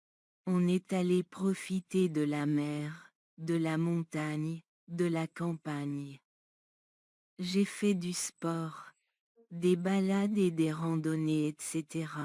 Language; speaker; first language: French; non-native, learner; Bangla